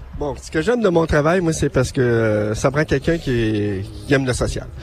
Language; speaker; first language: French; native; French